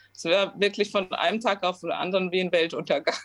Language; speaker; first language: German; early bilingual, other home language; Romanian